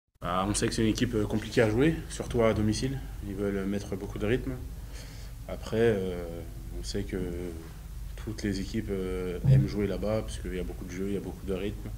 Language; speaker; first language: French; native; French